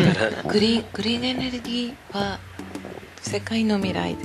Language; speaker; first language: Japanese; non-native, learner; Spanish